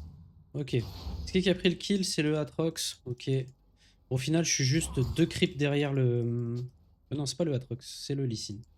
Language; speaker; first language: French; native; French